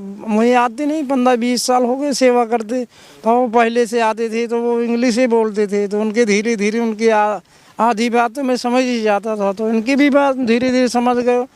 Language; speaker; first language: Hindi; native; Hindi